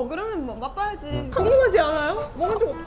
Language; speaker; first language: Korean; non-native, fluent; Estonian